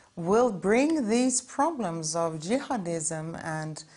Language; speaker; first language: English; non-native, fluent; Norwegian